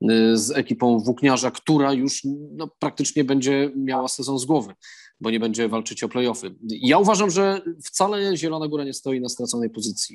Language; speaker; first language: Polish; native; Polish